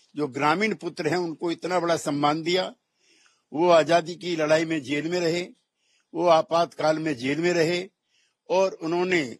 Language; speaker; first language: Hindi; native; Hindi